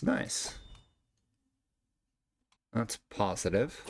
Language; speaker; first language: English; native; English